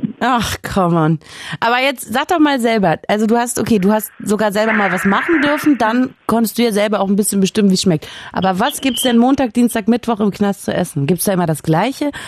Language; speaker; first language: German; native; German